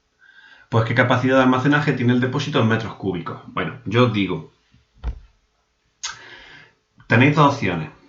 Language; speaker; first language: Spanish; native; Spanish